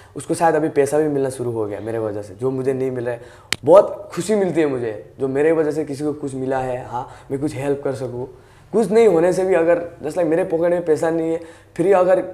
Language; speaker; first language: Hindi; native; Hindi